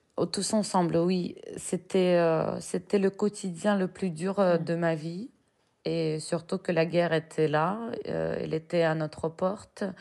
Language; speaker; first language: French; non-native, fluent; Russian